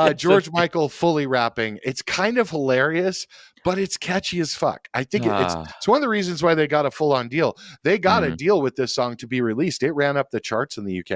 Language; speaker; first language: English; native; English